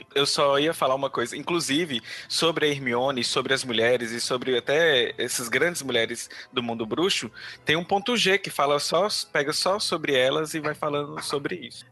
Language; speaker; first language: Portuguese; native; Portuguese